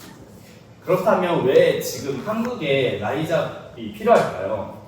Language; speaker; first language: Korean; non-native, fluent; Japanese